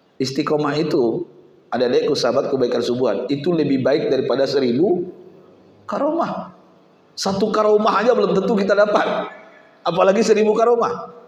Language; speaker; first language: Indonesian; native; Indonesian